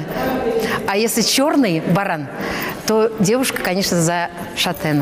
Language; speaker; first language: Russian; non-native, local second language; Chuvash